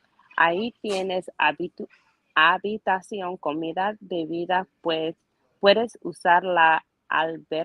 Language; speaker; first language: Spanish; non-native, learner; English